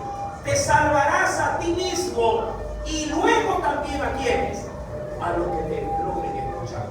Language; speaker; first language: Spanish; native; Spanish